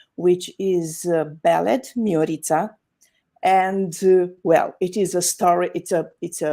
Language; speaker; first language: English; non-native, fluent; Romanian